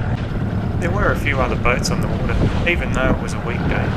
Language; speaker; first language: English; native; English